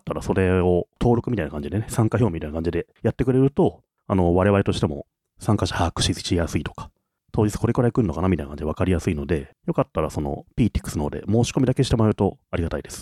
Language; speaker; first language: Japanese; native; Japanese